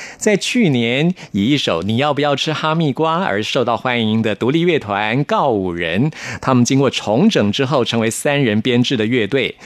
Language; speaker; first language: Chinese; native; Chinese